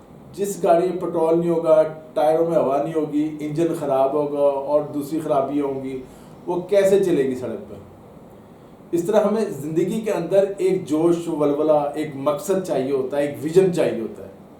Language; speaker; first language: Urdu; native; Urdu